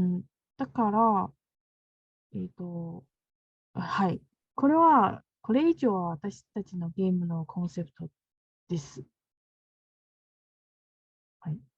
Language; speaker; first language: Japanese; non-native, learner; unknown